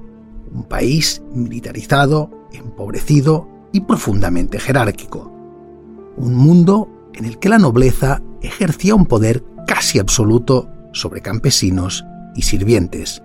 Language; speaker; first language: Spanish; native; Spanish